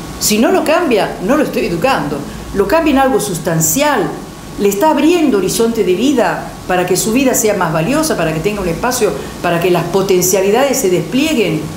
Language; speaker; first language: Spanish; non-native, fluent; Italian